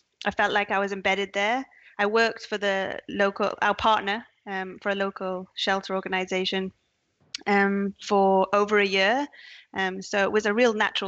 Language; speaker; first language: English; native; English